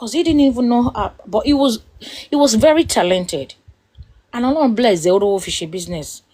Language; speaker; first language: English; non-native, local second language; Yoruba